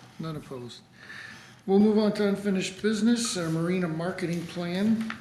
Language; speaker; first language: English; native; English